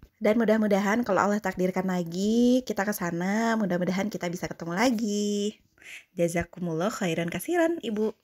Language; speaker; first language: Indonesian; native; Indonesian